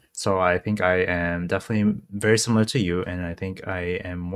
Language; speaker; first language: English; non-native, local second language; Cantonese